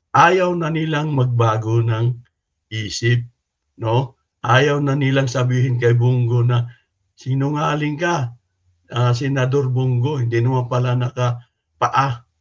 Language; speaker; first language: Filipino; non-native, local second language; Cebuano